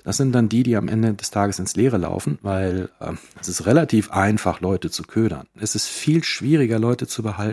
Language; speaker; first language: German; native; German